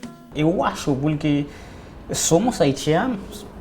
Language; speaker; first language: Portuguese; non-native, fluent; Haitian Creole